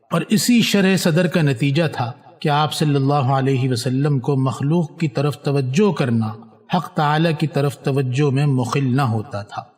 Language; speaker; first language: Urdu; native; Urdu